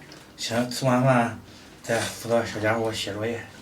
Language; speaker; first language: Chinese; native; Chinese